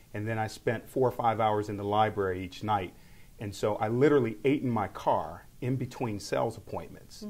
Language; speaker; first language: English; native; English